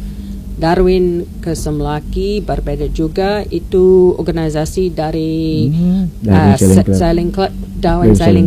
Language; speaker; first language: Indonesian; non-native, learner; English